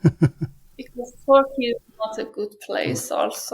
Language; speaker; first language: English; non-native, learner; Persian